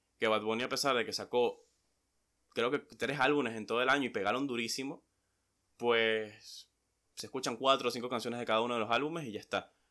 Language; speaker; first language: Spanish; native; Spanish